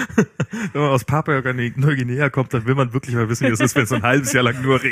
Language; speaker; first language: German; native; German